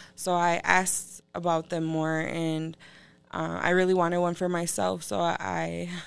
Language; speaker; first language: English; native; English